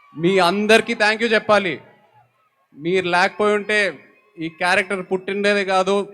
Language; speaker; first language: Telugu; native; Telugu